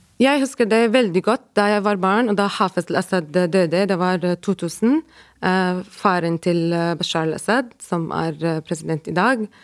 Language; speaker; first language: Norwegian; non-native, fluent; Arabic